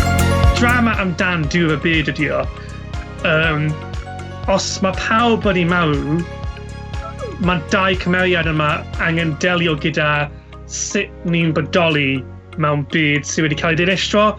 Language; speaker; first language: Welsh; non-native, local second language; English